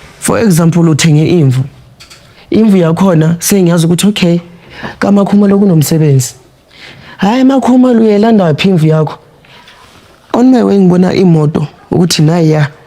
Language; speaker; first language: Zulu; non-native, local second language; Tsonga